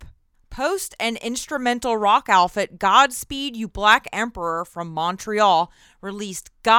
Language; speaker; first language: English; native; English